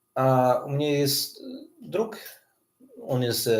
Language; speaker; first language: Russian; non-native, learner; English